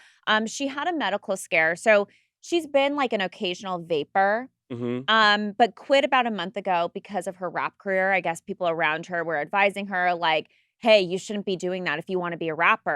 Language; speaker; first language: English; native; English